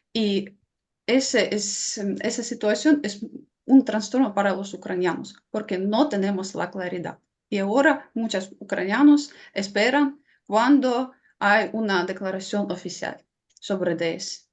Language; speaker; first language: Spanish; non-native, fluent; Ukrainian